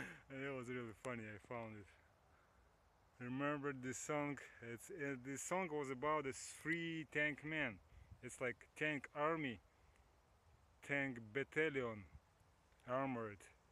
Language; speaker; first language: English; non-native, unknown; Russian